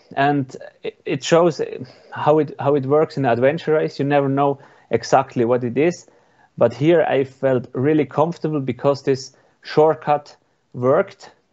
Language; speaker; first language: English; non-native, learner; Swiss German